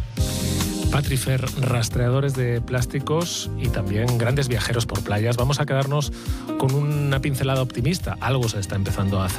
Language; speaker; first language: Spanish; native; Spanish